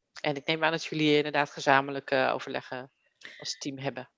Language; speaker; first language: Dutch; native; Dutch